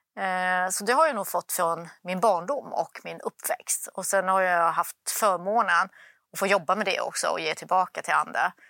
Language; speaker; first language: Swedish; early bilingual, other home language; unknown